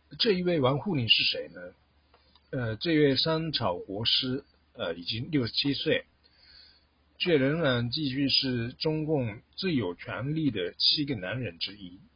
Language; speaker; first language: Chinese; non-native, fluent; Japanese